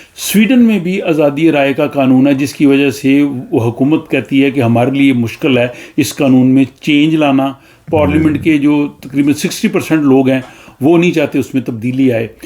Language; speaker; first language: Urdu; non-native, local second language; Punjabi